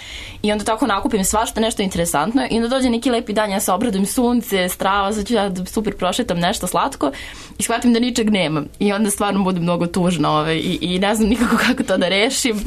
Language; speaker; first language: Serbian; native; Serbian